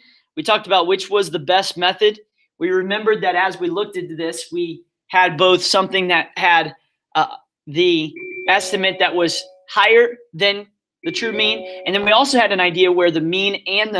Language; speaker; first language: English; native; English